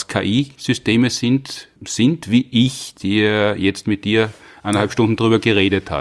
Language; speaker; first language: German; native; German